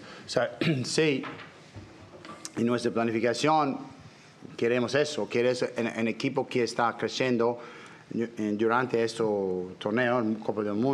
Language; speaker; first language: Spanish; non-native, learner; English